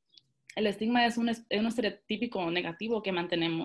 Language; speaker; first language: Spanish; early bilingual, heritage; Spanish